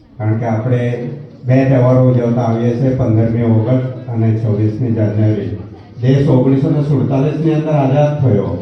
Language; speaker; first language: Gujarati; native; Gujarati